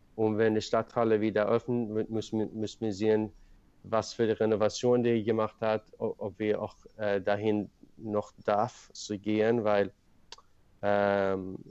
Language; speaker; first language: German; non-native, learner; Swedish